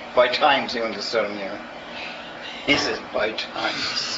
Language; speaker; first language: English; native; English